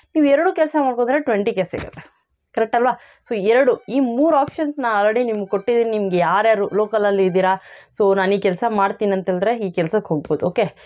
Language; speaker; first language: Kannada; native; Kannada